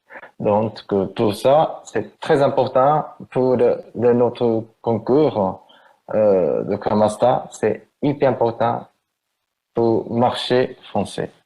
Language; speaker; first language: French; non-native, learner; Japanese